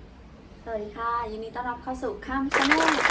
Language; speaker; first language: Thai; non-native, fluent; Burmese